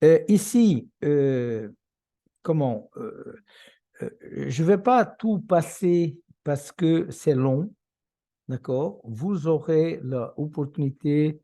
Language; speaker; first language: French; non-native, fluent; Portuguese